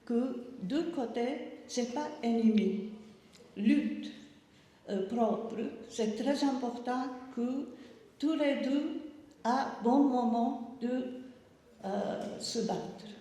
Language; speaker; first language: French; non-native, learner; Japanese